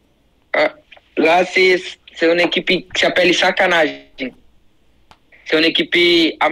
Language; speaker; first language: French; non-native, learner; Portuguese